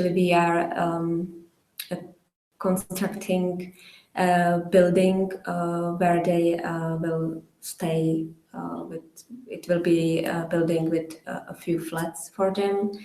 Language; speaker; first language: English; non-native, fluent; Czech